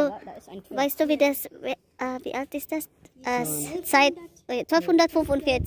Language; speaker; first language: German; non-native, learner; Filipino